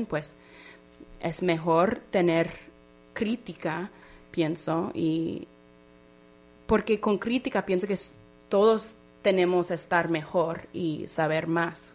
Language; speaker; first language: Spanish; non-native, fluent; English